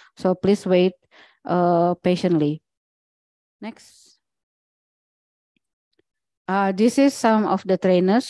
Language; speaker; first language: English; non-native, learner; Indonesian